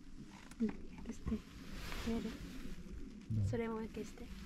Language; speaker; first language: Japanese; non-native, learner; Vietnamese